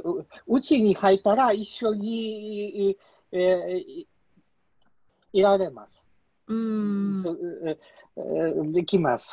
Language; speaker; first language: Japanese; non-native, learner; Polish